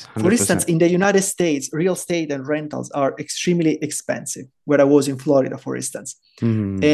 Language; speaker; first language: English; non-native, fluent; Italian